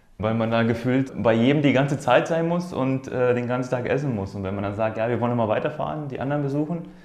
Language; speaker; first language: German; early bilingual, other home language; Polish